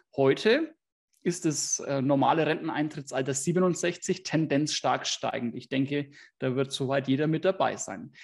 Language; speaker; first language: German; native; German